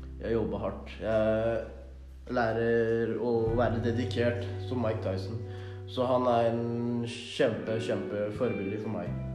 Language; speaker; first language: Norwegian; early bilingual, other home language; Thai